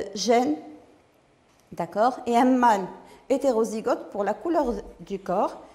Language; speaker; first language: French; non-native, local second language; Arabic